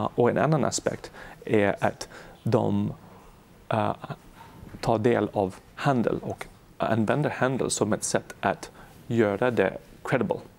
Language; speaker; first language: Swedish; non-native, fluent; English